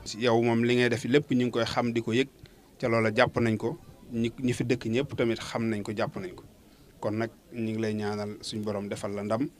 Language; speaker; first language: Wolof; native; Wolof